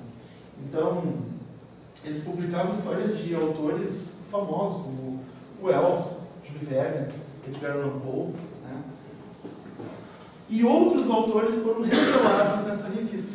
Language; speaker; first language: Portuguese; native; Portuguese